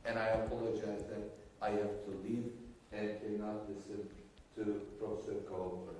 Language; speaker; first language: English; non-native, fluent; Turkish